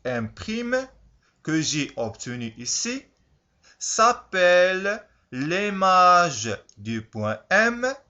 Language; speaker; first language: French; non-native, local second language; Arabic